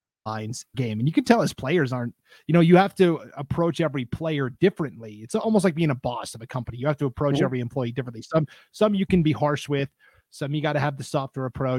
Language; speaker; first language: English; native; English